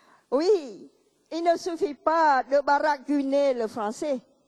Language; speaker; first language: French; non-native, fluent; Khmer